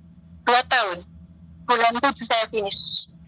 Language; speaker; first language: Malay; non-native, local second language; Javanese